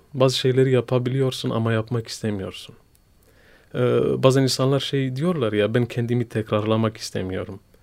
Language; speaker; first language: Turkish; non-native, fluent; Kurdish